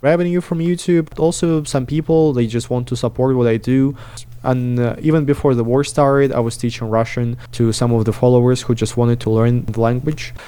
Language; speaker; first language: English; non-native, fluent; Russian